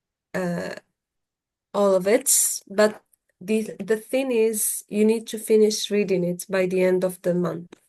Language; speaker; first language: English; non-native, fluent; Arabic